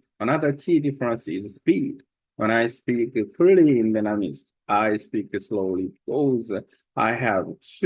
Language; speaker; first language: English; non-native, learner; Korean